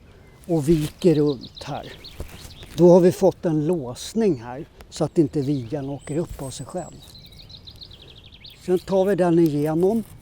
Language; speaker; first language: Swedish; native; Swedish